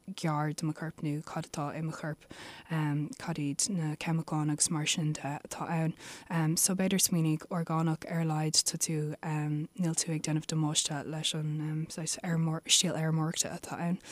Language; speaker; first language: Irish; non-native, local second language; English